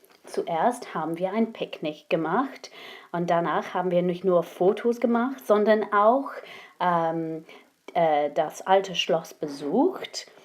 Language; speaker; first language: German; non-native, fluent; English